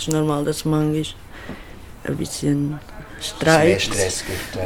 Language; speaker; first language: German; non-native, fluent; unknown